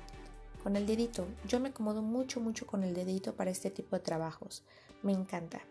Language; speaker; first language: Spanish; native; Spanish